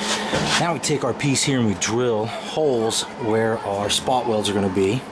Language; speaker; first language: English; native; English